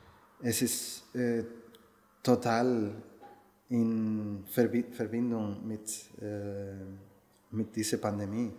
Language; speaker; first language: German; non-native, learner; Spanish